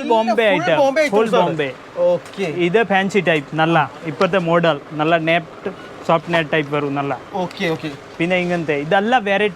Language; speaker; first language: Malayalam; non-native, local second language; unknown